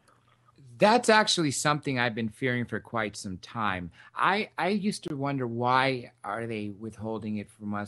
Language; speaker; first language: English; native; English